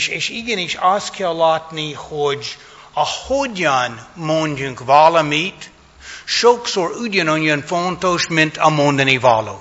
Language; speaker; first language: Hungarian; non-native, fluent; English